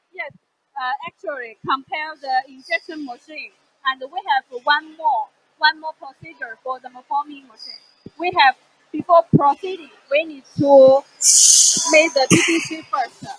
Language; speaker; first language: English; non-native, fluent; Chinese